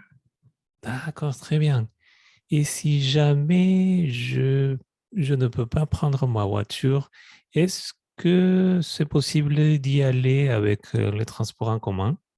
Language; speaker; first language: French; non-native, fluent; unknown